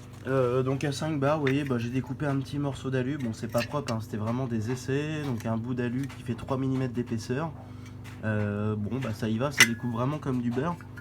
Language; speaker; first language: French; native; French